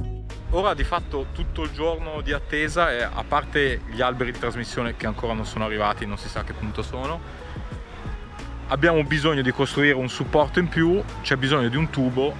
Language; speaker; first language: Italian; native; Italian